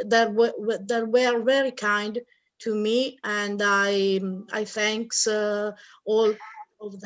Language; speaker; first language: English; non-native, learner; Italian